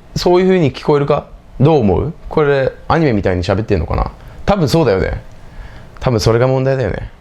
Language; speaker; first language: Japanese; non-native, fluent; English